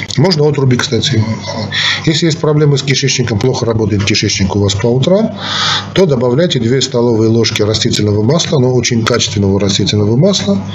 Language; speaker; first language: Russian; non-native, local second language; Armenian